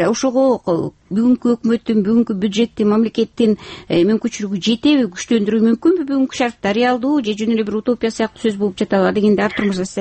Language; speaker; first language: Kyrgyz; native; Kyrgyz